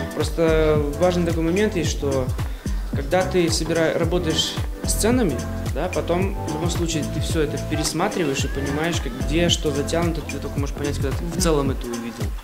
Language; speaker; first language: Russian; native; Russian